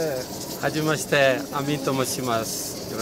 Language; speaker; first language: Japanese; non-native, fluent; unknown